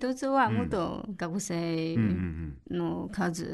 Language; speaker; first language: Japanese; non-native, learner; Chinese